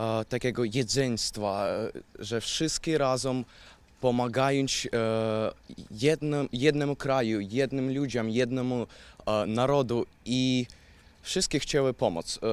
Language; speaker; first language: Polish; non-native, learner; Ukrainian